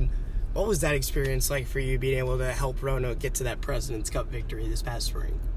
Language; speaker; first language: English; native; English